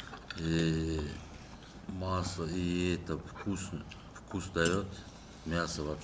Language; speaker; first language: Russian; non-native, local second language; Uzbek